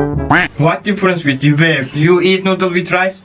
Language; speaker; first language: English; non-native, learner; Turkish